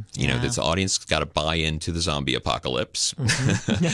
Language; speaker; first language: English; native; English